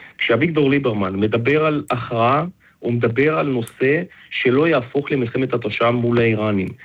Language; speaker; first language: Hebrew; non-native, fluent; Russian